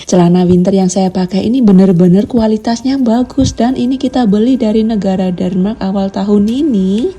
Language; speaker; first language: Indonesian; native; Indonesian